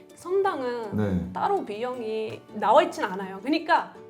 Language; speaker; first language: Korean; non-native, fluent; Italian